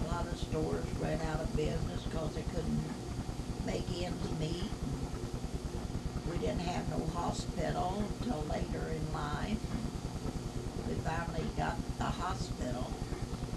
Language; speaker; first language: English; native; English